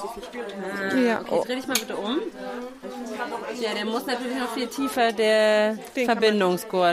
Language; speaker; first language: German; native; German